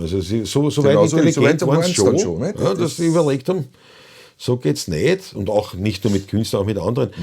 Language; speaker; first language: German; native; German